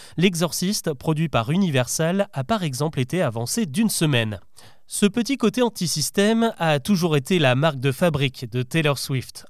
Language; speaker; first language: French; native; French